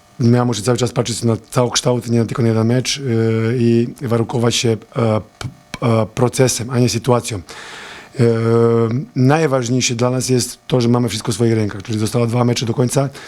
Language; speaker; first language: Polish; non-native, fluent; Serbian